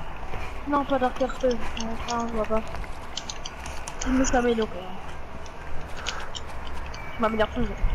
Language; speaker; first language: French; native; French